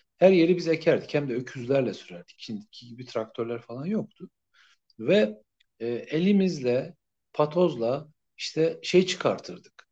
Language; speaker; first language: Turkish; native; Turkish